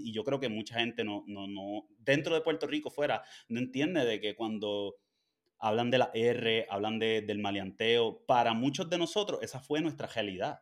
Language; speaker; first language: Spanish; native; Spanish